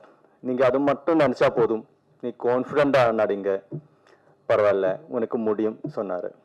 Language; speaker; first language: Tamil; non-native, learner; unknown